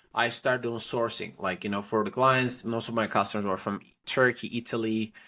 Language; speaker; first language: English; non-native, fluent; Turkish